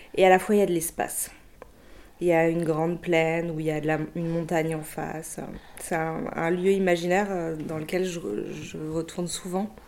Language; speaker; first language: French; native; French